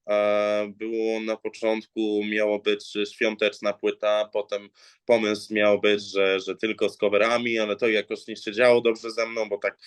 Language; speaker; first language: Polish; early bilingual, heritage; English